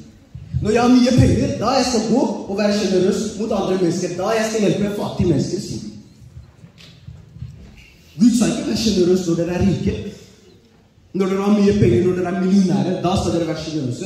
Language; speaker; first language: Norwegian; early bilingual, other home language; Oromo